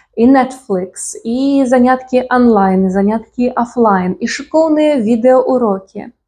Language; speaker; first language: Belarusian; native; Belarusian